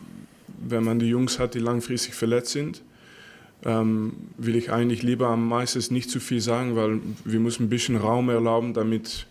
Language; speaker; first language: German; non-native, fluent; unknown